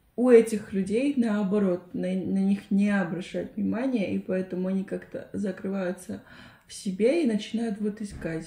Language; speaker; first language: Russian; non-native, fluent; Spanish